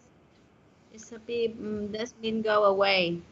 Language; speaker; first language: English; non-native, learner; Vietnamese